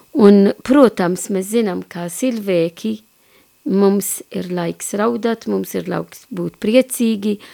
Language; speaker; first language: Latvian; non-native, fluent; Maltese